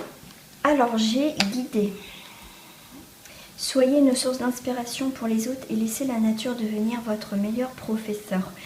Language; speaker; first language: French; native; French